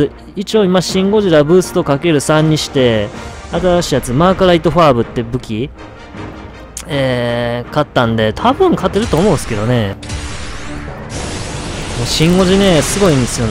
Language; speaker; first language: Japanese; native; Japanese